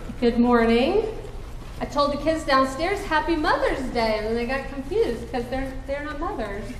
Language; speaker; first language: English; native; English